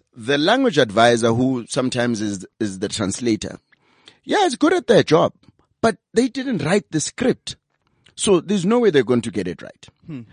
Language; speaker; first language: English; non-native, local second language; Zulu